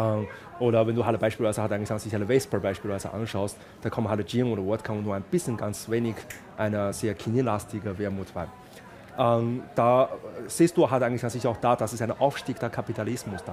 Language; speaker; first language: German; non-native, fluent; Chinese